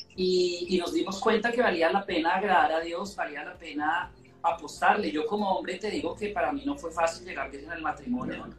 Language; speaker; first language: Spanish; native; Spanish